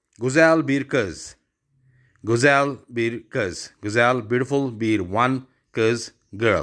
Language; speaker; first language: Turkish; non-native, learner; Urdu